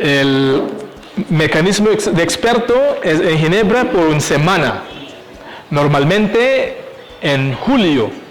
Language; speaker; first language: Spanish; non-native, fluent; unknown